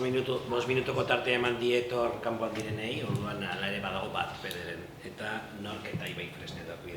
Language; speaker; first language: Basque; non-native, local second language; Spanish